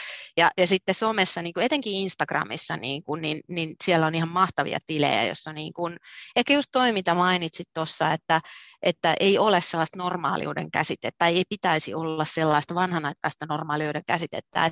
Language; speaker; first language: Finnish; native; Finnish